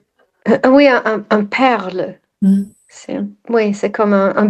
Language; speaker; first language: French; non-native, fluent; English